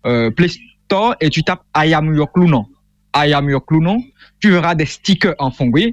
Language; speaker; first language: French; non-native, local second language; Fon